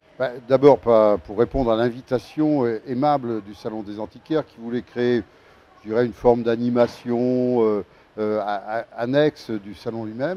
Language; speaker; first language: French; native; French